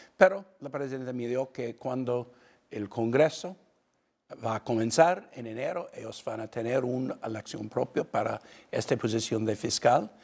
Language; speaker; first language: Spanish; non-native, fluent; English